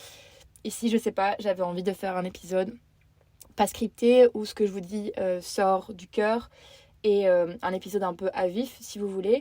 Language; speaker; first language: French; native; French